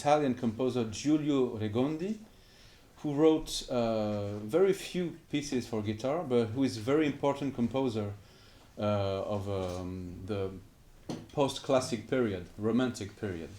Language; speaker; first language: English; non-native, fluent; French